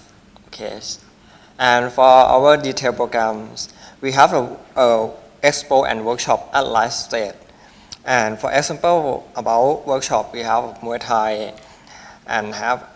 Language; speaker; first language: English; non-native, learner; Thai